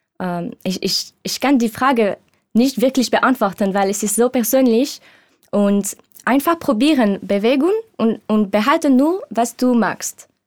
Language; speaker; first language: German; non-native, learner; French